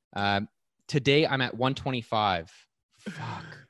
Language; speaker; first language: English; native; English